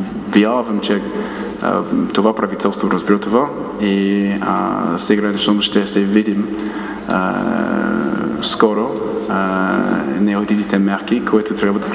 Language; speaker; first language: Bulgarian; non-native, fluent; English